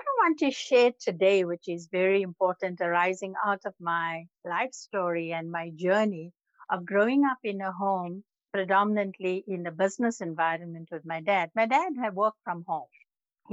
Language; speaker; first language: English; native; English